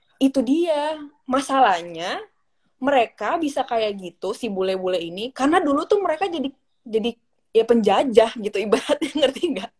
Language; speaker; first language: Indonesian; native; Indonesian